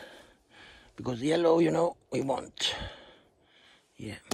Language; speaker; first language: English; non-native, learner; Swedish